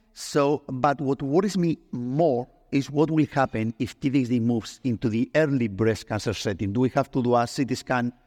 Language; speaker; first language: English; non-native, fluent; Spanish